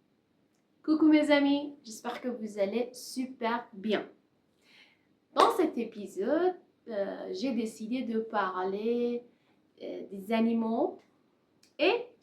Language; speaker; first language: French; non-native, learner; Persian